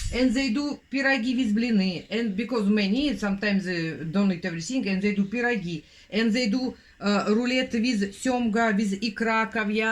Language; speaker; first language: English; non-native, learner; Russian